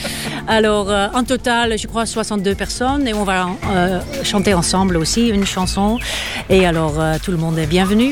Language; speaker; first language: French; non-native, fluent; Dutch